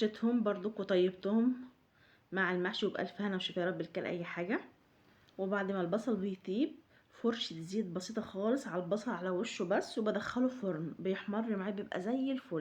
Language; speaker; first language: Arabic; native; Arabic